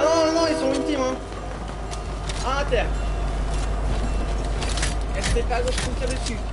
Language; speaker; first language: French; native; French